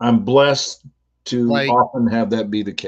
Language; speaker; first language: English; native; English